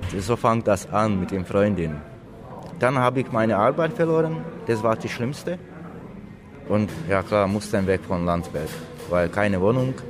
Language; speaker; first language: German; non-native, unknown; Slovak